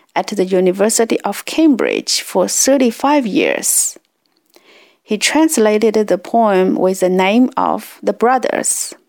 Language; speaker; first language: English; non-native, fluent; Chinese